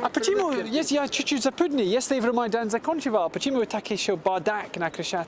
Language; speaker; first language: Russian; non-native, learner; English